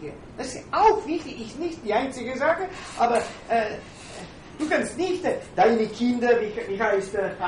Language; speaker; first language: German; non-native, fluent; Italian